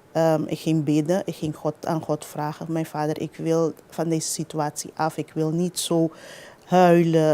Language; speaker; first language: Dutch; non-native, local second language; Papiamento